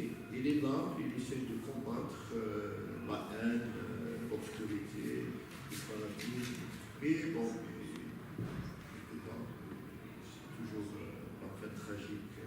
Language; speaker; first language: French; non-native, local second language; Arabic